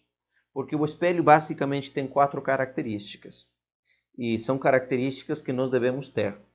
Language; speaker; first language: Portuguese; non-native, fluent; Spanish